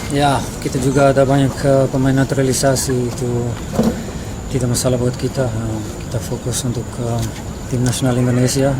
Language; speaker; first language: Indonesian; non-native, fluent; Dutch